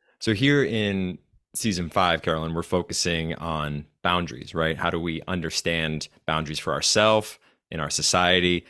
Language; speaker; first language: English; native; English